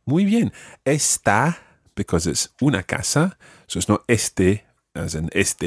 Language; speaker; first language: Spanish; non-native, fluent; English